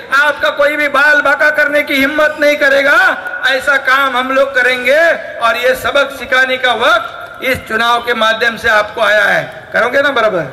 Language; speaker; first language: Hindi; non-native, local second language; Marathi